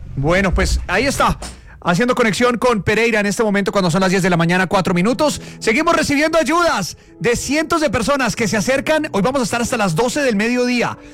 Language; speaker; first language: Spanish; native; Spanish